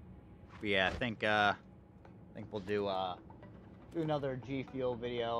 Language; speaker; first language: English; native; English